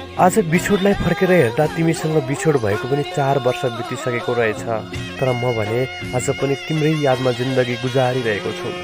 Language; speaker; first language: Nepali; native; Nepali